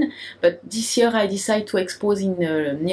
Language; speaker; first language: English; non-native, learner; French